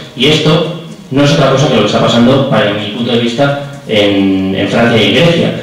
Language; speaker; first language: Spanish; native; Spanish